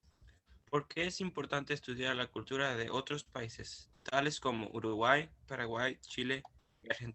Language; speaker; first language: Spanish; early bilingual, heritage; Spanish